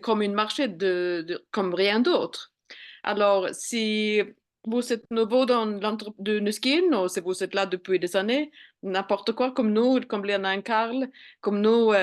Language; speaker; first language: French; non-native, fluent; Swedish